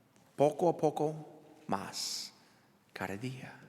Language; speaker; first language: Spanish; non-native, learner; English